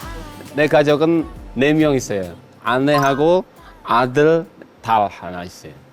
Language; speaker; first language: Korean; non-native, learner; Javanese